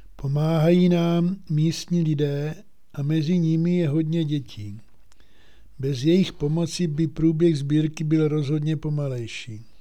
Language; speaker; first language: Czech; native; Czech